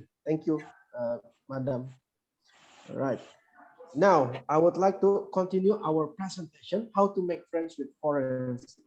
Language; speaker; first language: English; non-native, fluent; Indonesian